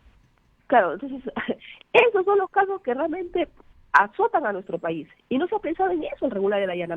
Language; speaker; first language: Spanish; native; Spanish